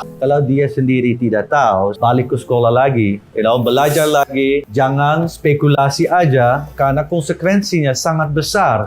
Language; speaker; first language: Indonesian; non-native, fluent; Dutch